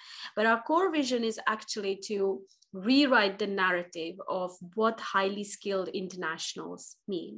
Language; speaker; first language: English; non-native, local second language; Bangla